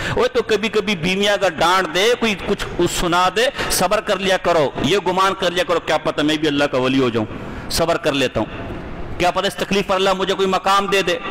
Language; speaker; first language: Urdu; non-native, local second language; Pashto